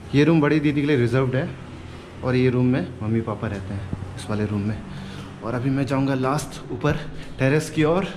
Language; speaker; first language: Hindi; non-native, local second language; Adi